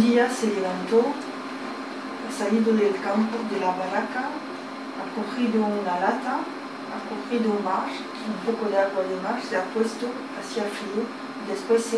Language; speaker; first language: Spanish; early bilingual, heritage; French